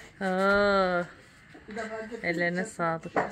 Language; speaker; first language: Turkish; native; Turkish